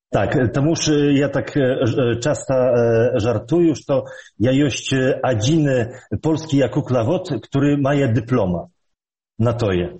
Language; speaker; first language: Belarusian; early bilingual, heritage; Polish